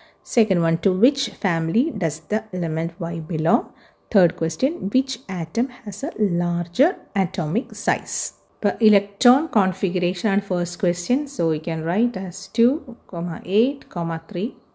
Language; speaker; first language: English; non-native, local second language; Malayalam